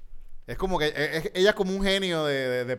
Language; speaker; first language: Spanish; native; Spanish